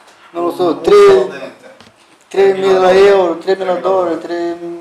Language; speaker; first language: Italian; non-native, fluent; Romanian